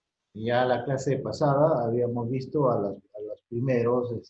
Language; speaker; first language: Spanish; native; Spanish